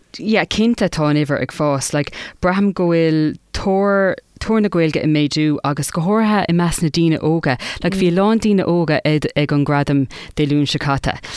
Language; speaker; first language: Irish; non-native, local second language; English